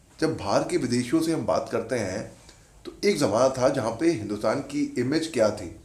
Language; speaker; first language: Hindi; native; Hindi